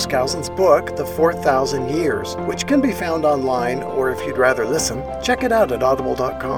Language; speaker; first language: English; native; English